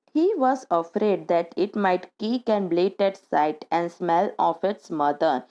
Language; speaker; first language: English; non-native, local second language; Gujarati